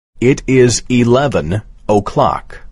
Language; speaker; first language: English; non-native, fluent; Persian